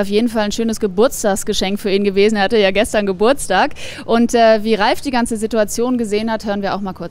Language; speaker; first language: German; native; German